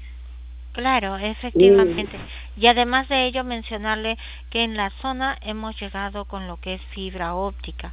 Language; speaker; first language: Spanish; native; Spanish